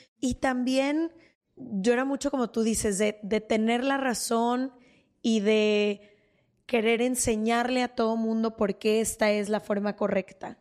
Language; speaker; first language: Spanish; native; Spanish